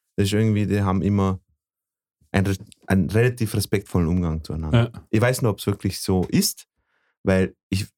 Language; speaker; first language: German; early bilingual, other home language; Bosnian